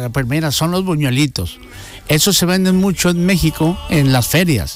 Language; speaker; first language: Spanish; native; Spanish